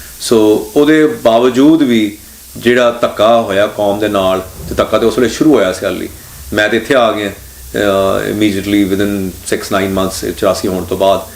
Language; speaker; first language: Punjabi; early bilingual, heritage; Punjabi